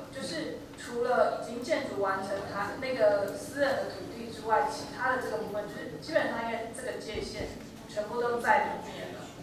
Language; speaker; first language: Chinese; native; Chinese